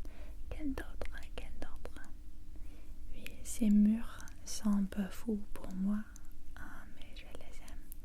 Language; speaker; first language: French; non-native, fluent; English